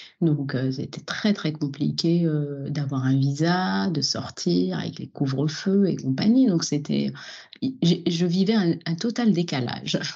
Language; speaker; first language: French; non-native, local second language; Arabic